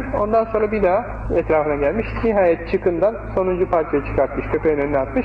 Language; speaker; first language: Turkish; native; Turkish